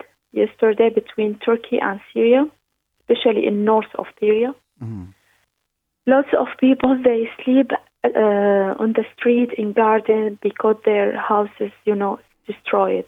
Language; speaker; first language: English; non-native, learner; Arabic